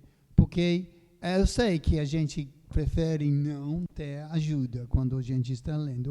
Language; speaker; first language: Portuguese; non-native, fluent; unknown